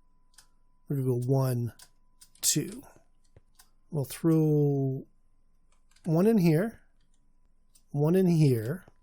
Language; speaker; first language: English; native; English